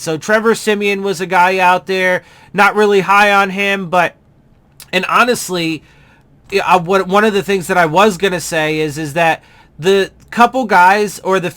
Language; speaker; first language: English; native; English